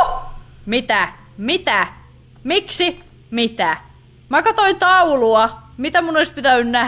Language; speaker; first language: Finnish; native; Finnish